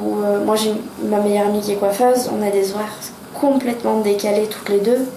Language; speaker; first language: French; native; French